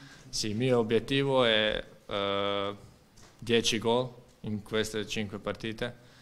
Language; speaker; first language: Italian; non-native, learner; Croatian